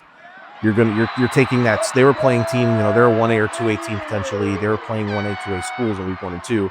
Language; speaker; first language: English; native; English